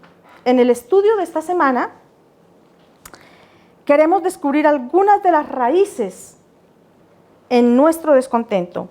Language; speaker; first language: Spanish; native; Spanish